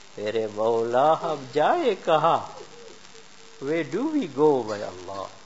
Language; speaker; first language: English; native; English